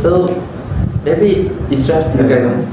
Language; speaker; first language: English; non-native, learner; Malay